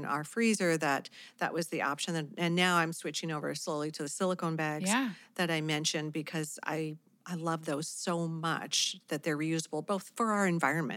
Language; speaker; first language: English; native; English